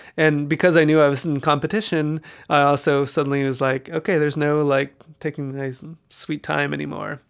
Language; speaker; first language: English; native; English